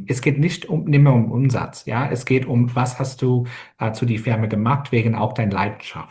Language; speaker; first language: German; non-native, fluent; English